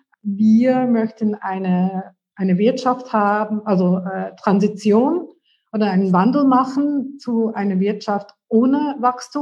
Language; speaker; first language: German; non-native, fluent; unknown